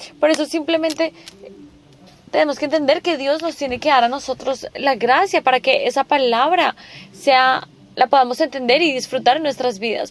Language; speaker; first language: Spanish; non-native, fluent; Korean